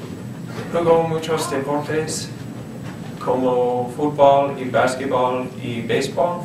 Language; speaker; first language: Spanish; non-native, learner; English